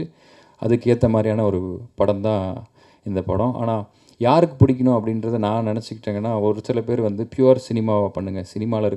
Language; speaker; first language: Tamil; native; Tamil